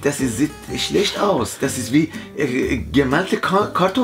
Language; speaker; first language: German; non-native, learner; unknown